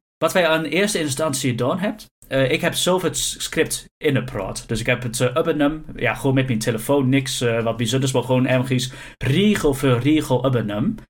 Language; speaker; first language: Dutch; native; Dutch